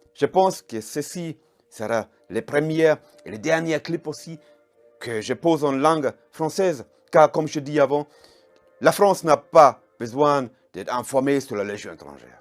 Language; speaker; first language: French; non-native, fluent; German